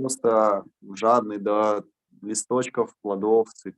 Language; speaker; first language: Russian; native; Russian